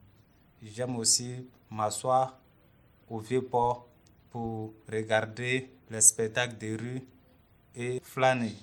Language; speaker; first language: French; non-native, learner; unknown